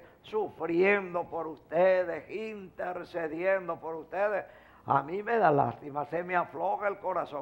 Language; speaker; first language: Spanish; native; Spanish